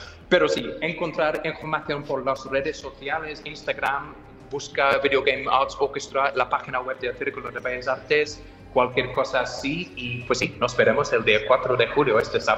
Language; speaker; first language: Spanish; non-native, fluent; English